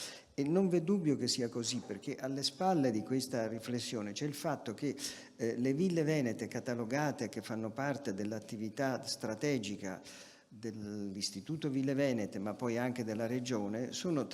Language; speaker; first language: Italian; native; Italian